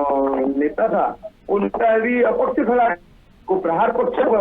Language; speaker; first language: Hindi; non-native, local second language; Marathi